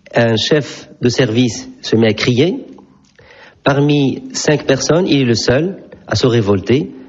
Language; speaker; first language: French; non-native, local second language; Arabic